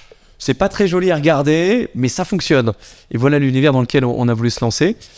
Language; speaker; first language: French; native; French